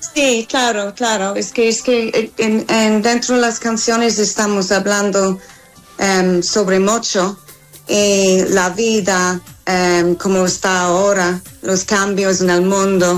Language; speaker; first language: Spanish; non-native, fluent; English